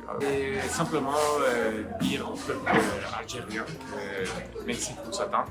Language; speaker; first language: French; non-native, fluent; Spanish